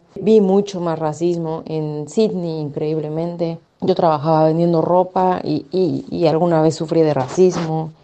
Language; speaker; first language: Spanish; native; Spanish